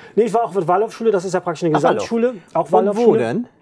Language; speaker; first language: German; native; German